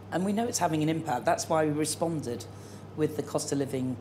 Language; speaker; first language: English; native; English